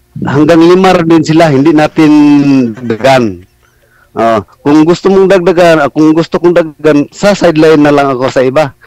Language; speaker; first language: Filipino; non-native, local second language; Cebuano